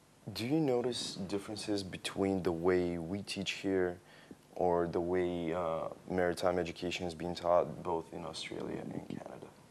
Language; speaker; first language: English; non-native, fluent; Bulgarian